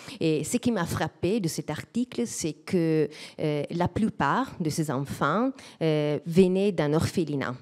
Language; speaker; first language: French; non-native, fluent; Italian